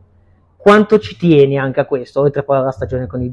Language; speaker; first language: Italian; native; Italian